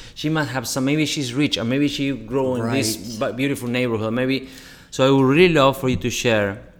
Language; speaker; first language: English; non-native, fluent; Spanish